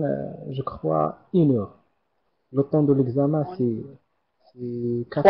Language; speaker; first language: French; non-native, learner; Arabic